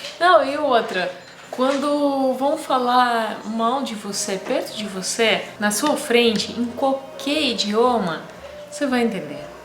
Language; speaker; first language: Portuguese; non-native, fluent; Russian